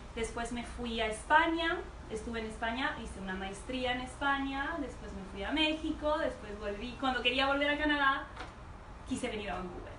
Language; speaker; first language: Spanish; early bilingual, heritage; Spanish